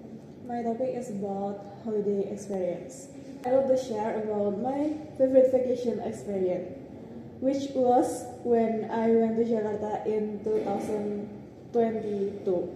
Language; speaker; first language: English; non-native, learner; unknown